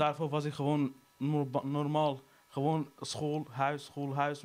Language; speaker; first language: Dutch; non-native, learner; Arabic